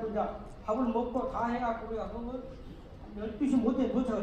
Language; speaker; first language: Korean; native; Korean